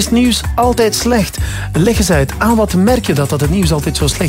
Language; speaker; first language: Dutch; native; Dutch